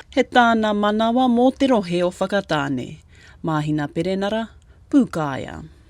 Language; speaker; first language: Māori; native; Māori